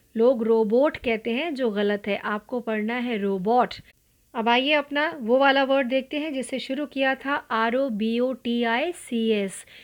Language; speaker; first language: Hindi; non-native, local second language; Marathi